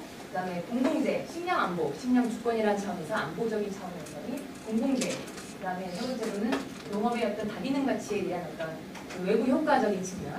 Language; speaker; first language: Korean; native; Korean